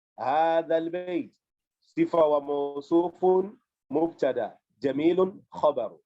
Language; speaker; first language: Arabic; non-native, fluent; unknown